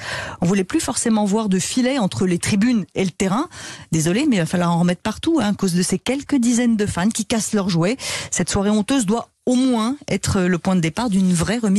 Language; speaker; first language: French; native; French